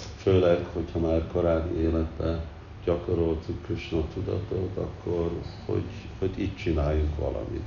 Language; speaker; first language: Hungarian; early bilingual, heritage; Hungarian